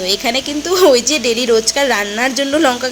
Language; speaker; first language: Bangla; native; Bangla